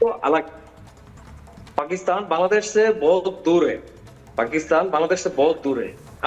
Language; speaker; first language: Hindi; non-native, learner; Bangla